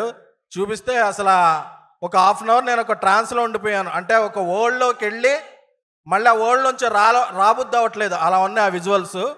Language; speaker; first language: Telugu; native; Telugu